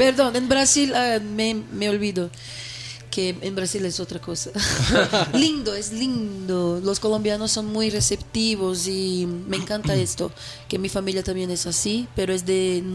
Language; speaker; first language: Spanish; non-native, fluent; Portuguese